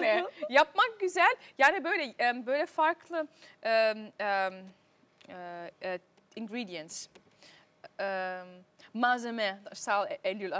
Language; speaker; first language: Turkish; early bilingual, heritage; Turkish